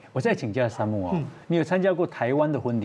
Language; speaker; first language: Chinese; native; Chinese